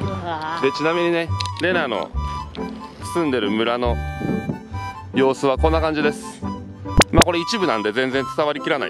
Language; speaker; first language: Japanese; native; Japanese